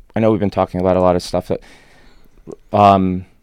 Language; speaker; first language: English; non-native, fluent; Spanish